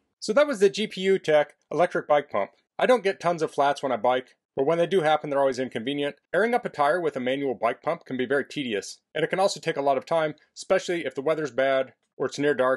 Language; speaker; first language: English; native; English